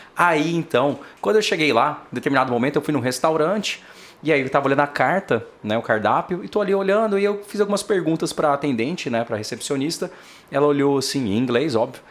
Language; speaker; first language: Portuguese; native; Portuguese